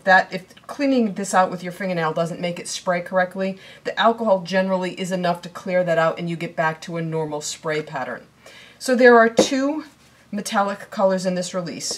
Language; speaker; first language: English; native; English